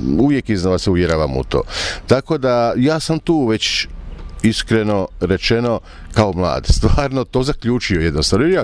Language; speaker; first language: Croatian; native; Croatian